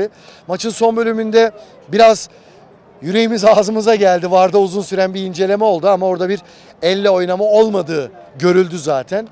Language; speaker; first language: Turkish; native; Turkish